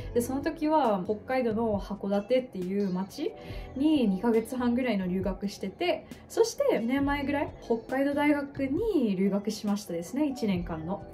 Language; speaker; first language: Japanese; non-native, fluent; English